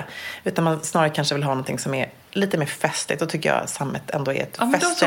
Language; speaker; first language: Swedish; native; Swedish